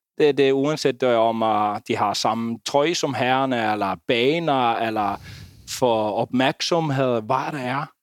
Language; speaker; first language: Danish; non-native, fluent; Icelandic